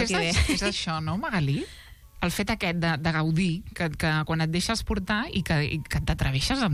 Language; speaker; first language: Catalan; native; Catalan